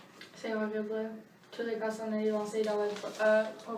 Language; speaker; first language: French; non-native, learner; English